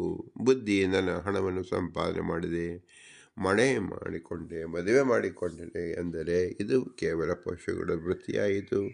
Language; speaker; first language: Kannada; native; Kannada